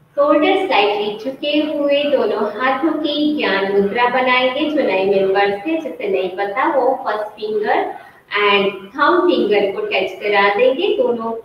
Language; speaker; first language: Hindi; non-native, local second language; Gujarati